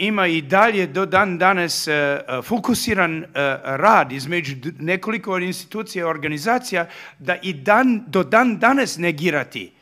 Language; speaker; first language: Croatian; early bilingual, heritage; Serbian